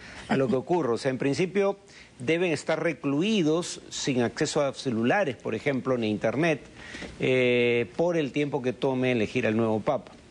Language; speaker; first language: Spanish; native; Spanish